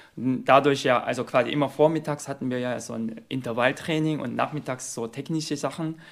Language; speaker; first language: German; non-native, fluent; Korean